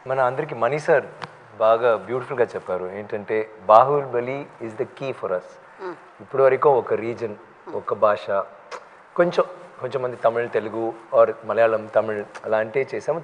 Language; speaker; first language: Telugu; non-native, fluent; Tamil